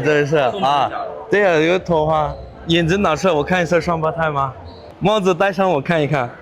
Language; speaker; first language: Chinese; non-native, fluent; Azerbaijani